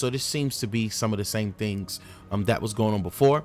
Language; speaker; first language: English; native; English